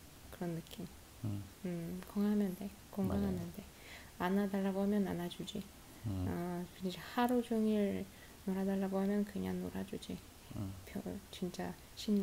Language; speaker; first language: Korean; non-native, fluent; Russian